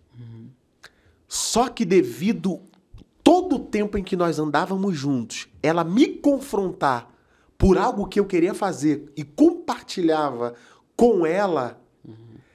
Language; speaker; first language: Portuguese; native; Portuguese